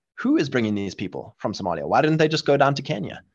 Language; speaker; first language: English; native; English